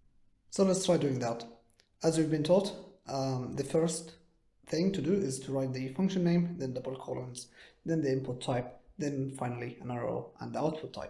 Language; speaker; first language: English; non-native, fluent; Arabic